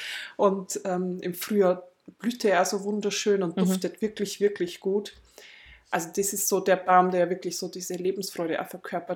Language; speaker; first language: German; native; German